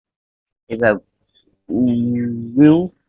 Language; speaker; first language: English; non-native, learner; Vietnamese